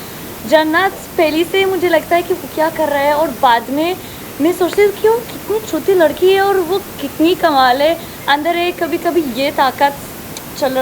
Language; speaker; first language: Hindi; non-native, learner; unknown